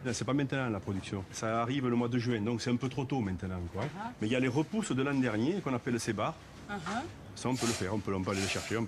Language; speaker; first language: French; native; French